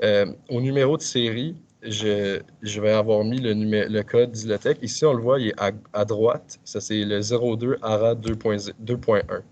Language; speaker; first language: French; native; French